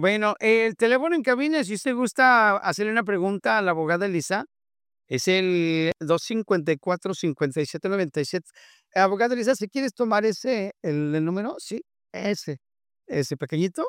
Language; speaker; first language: Spanish; native; Spanish